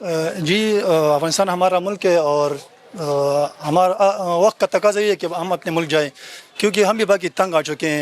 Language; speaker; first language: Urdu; non-native, local second language; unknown